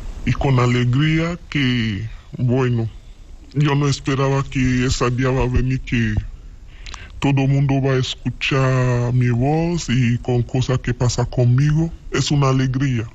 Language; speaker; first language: Spanish; non-native, learner; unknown